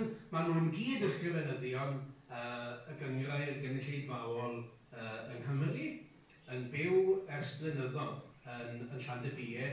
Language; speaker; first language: Welsh; native; Welsh